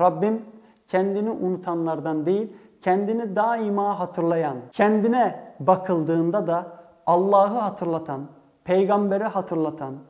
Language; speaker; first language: Turkish; early bilingual, heritage; Turkish